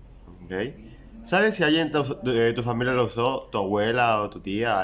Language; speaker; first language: Spanish; native; Spanish